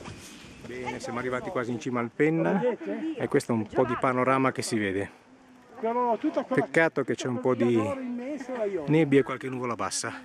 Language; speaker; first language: Italian; native; Italian